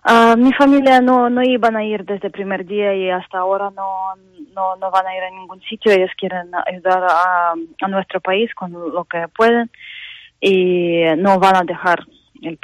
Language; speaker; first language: Spanish; non-native, fluent; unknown